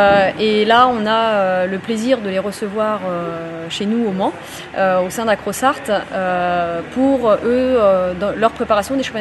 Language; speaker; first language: French; native; French